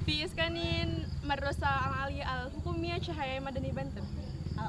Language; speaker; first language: Arabic; non-native, learner; Indonesian